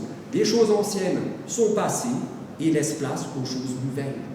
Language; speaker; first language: French; native; French